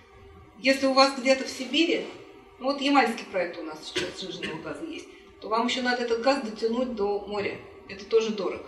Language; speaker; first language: Russian; native; Russian